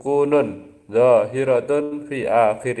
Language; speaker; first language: Arabic; non-native, learner; Indonesian